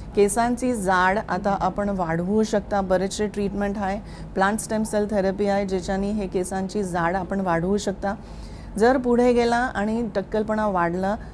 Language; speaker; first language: Marathi; non-native, local second language; Hindi